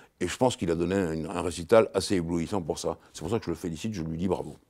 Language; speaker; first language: French; native; French